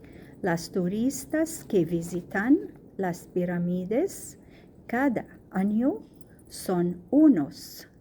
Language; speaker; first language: Spanish; non-native, learner; Arabic